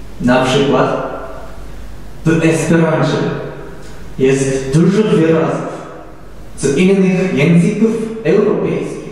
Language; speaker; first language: Polish; non-native, learner; Japanese